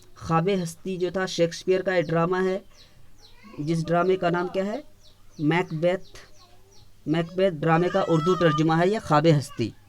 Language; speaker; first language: Urdu; native; Urdu